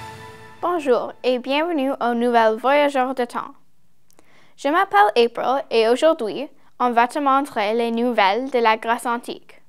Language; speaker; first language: French; non-native, learner; English